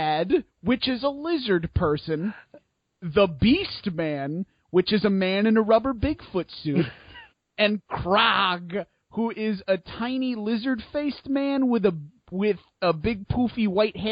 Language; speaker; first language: English; native; English